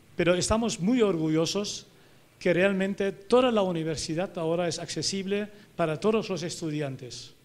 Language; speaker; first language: Spanish; non-native, fluent; German